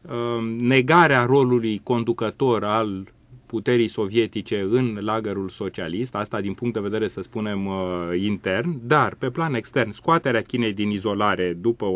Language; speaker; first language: Romanian; native; Romanian